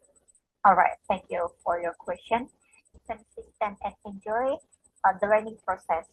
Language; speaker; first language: English; non-native, fluent; Indonesian